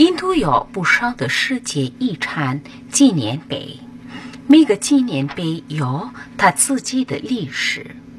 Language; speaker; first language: Chinese; non-native, learner; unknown